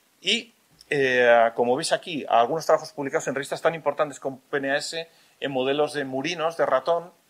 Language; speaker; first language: Spanish; native; Spanish